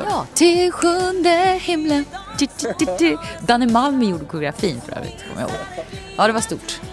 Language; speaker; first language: Swedish; native; Swedish